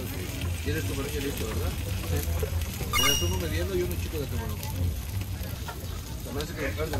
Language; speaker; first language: Spanish; native; Spanish